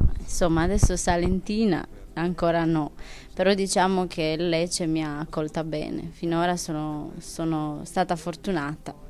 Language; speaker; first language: Italian; non-native, fluent; Romanian